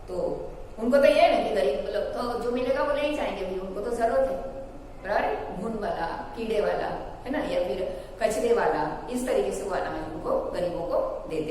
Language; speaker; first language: Hindi; non-native, local second language; Gujarati